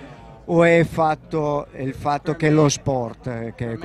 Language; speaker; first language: Italian; native; Italian